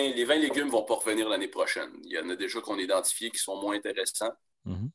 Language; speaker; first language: French; native; French